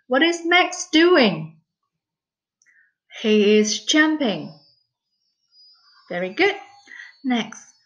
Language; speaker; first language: English; non-native, fluent; Vietnamese